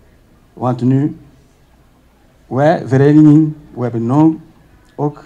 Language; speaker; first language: Dutch; non-native, learner; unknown